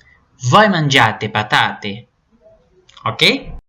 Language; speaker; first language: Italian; non-native, fluent; Portuguese